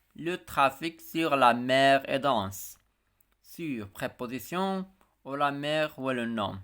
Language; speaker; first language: French; non-native, local second language; Arabic